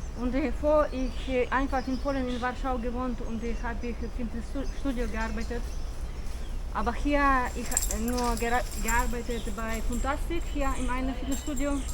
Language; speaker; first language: German; non-native, learner; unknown